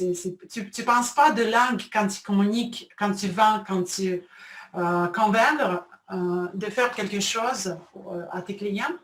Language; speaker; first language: French; non-native, fluent; Russian